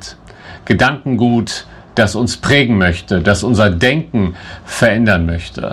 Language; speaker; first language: German; native; German